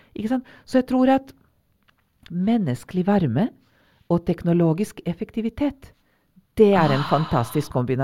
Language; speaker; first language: Norwegian; non-native, fluent; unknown